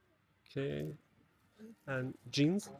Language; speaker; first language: English; non-native, fluent; Persian